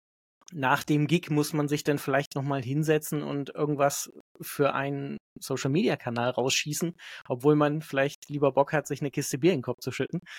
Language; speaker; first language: German; native; German